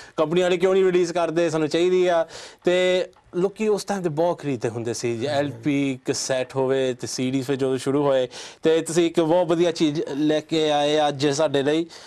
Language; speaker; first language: Punjabi; early bilingual, heritage; Punjabi